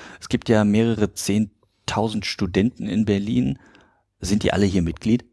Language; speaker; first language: German; native; German